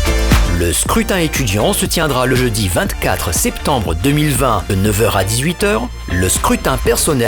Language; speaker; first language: French; native; French